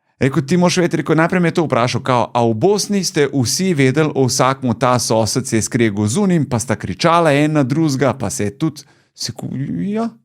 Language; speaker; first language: Slovenian; early bilingual, other home language; Bosnian